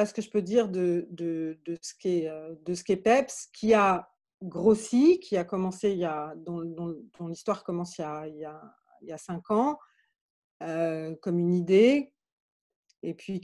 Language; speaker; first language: French; native; French